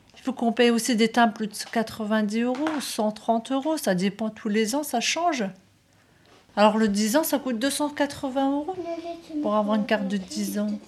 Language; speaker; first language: French; early bilingual, other home language; Turkish